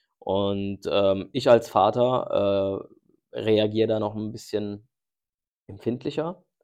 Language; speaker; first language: German; early bilingual, other home language; Turkish